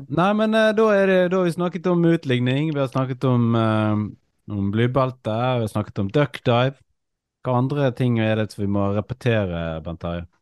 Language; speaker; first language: Norwegian; native; Norwegian